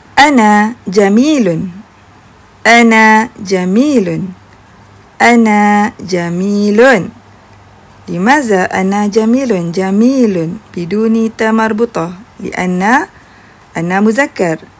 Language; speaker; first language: Arabic; non-native, fluent; Malay